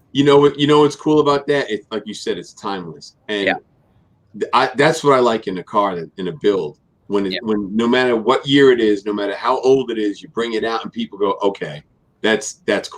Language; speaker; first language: English; native; English